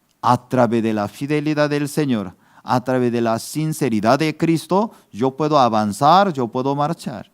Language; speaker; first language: Spanish; non-native, fluent; Korean